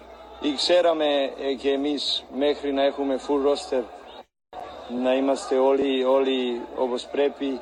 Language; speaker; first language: Greek; non-native, learner; Serbian